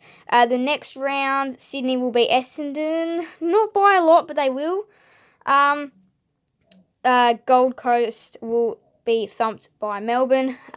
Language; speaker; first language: English; native; English